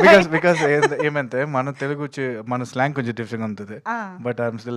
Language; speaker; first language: Telugu; early bilingual, heritage; Telugu